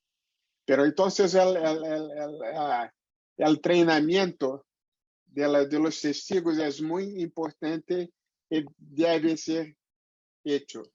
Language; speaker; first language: Spanish; non-native, fluent; Portuguese